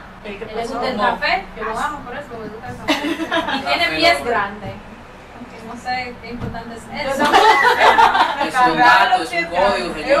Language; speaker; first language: Spanish; non-native, learner; English